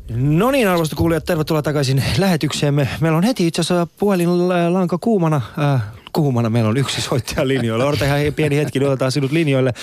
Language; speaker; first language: Finnish; non-native, fluent; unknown